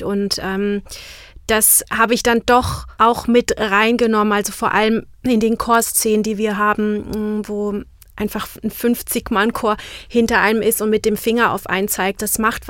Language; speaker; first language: German; non-native, fluent; Czech